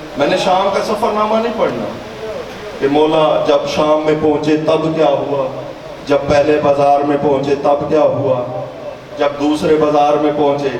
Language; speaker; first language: Urdu; non-native, local second language; Saraiki